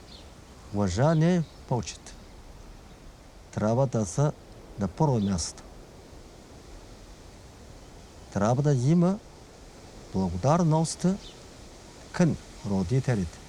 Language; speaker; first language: Bulgarian; non-native, learner; Chinese